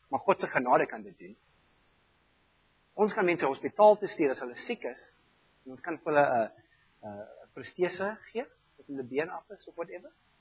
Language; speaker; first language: Afrikaans; non-native, fluent; German